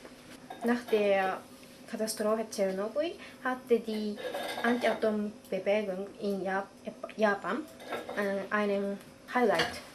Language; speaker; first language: German; non-native, learner; Japanese